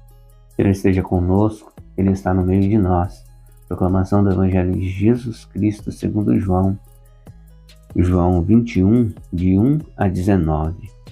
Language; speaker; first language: Portuguese; native; Portuguese